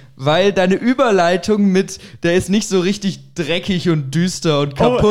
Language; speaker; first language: German; native; German